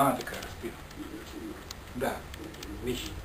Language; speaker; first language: Bulgarian; non-native, learner; Finnish